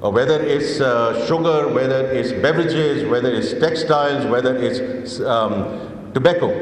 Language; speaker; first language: English; non-native, local second language; Urdu